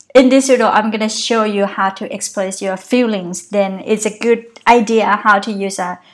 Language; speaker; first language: English; non-native, fluent; Thai